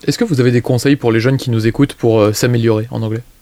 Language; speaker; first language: French; native; French